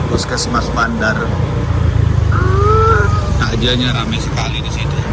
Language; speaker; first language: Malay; non-native, local second language; Javanese